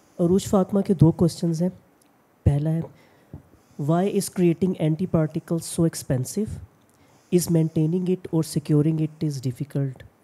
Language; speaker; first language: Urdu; native; Urdu